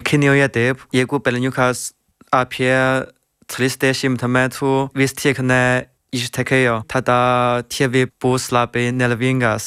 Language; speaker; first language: Lithuanian; non-native, learner; Chinese